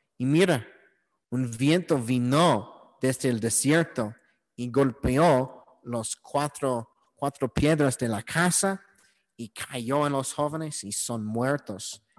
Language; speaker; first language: Spanish; non-native, learner; English